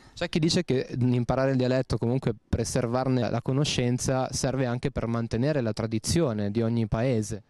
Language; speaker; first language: Italian; native; Italian